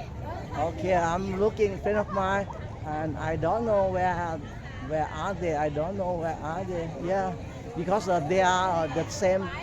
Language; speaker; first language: English; non-native, learner; Thai